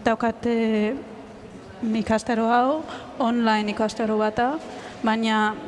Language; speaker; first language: Basque; non-native, fluent; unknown